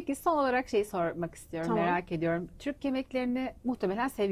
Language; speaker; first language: Turkish; native; Turkish